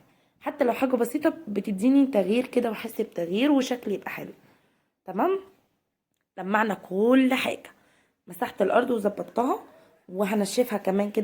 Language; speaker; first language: Arabic; native; Arabic